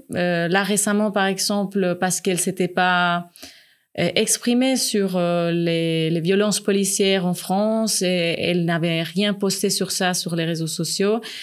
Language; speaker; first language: French; non-native, fluent; Spanish